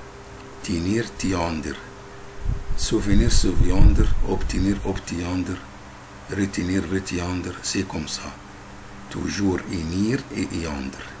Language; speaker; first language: French; non-native, fluent; Arabic